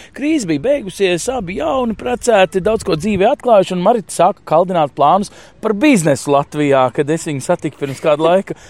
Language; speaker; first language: Latvian; native; Latvian